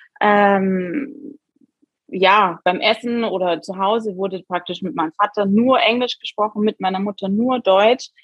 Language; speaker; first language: German; native; German